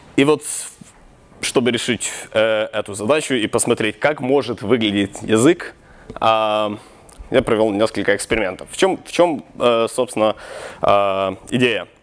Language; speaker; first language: Russian; non-native, local second language; Ukrainian